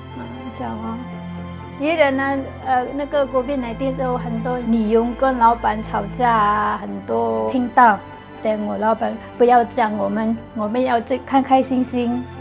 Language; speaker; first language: Chinese; non-native, fluent; Burmese